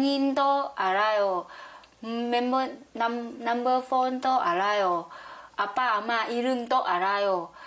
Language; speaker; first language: Korean; non-native, learner; Thai